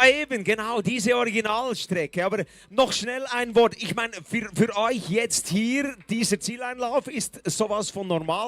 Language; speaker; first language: German; native; German